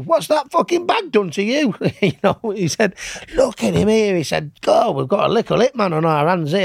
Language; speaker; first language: English; native; English